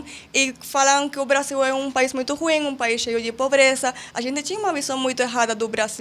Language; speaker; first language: Portuguese; non-native, fluent; Spanish